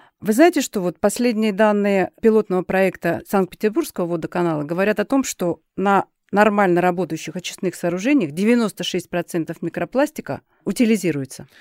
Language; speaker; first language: Russian; native; Russian